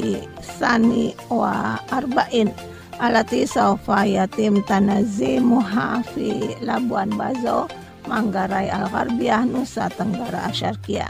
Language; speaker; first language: Arabic; non-native, fluent; Indonesian